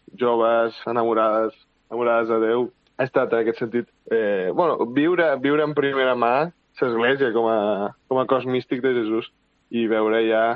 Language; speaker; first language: Catalan; native; Catalan